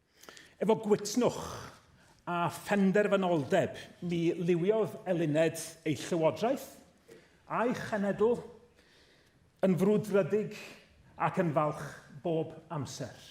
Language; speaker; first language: Welsh; native; Welsh